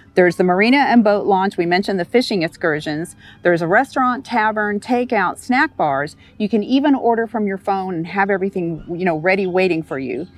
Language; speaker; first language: English; native; English